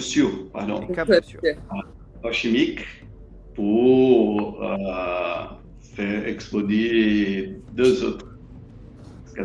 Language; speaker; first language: French; non-native, learner; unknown